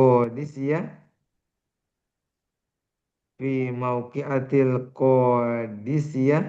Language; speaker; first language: Arabic; non-native, learner; Indonesian